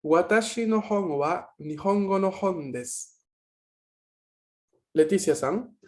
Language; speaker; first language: Japanese; non-native, fluent; Spanish